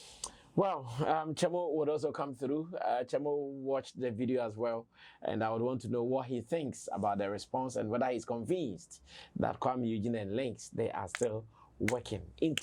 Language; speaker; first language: English; non-native, local second language; Akan